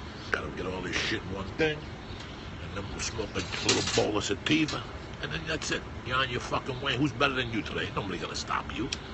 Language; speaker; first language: English; early bilingual, other home language; Spanish